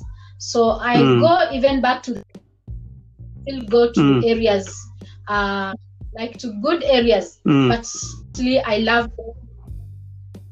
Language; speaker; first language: English; non-native, local second language; Luyia